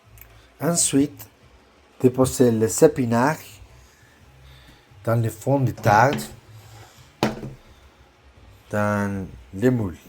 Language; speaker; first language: French; non-native, learner; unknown